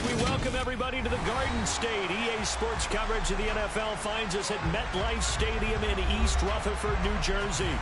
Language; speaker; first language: English; native; English